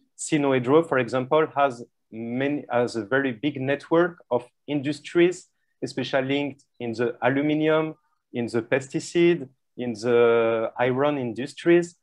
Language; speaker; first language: English; non-native, fluent; French